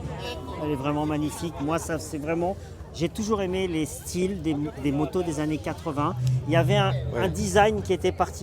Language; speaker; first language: French; native; French